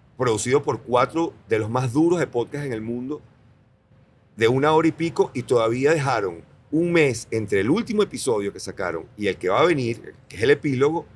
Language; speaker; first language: Spanish; native; Spanish